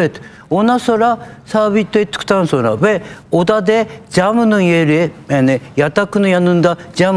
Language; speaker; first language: Turkish; non-native, learner; Japanese